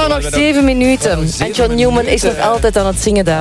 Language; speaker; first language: Dutch; native; Dutch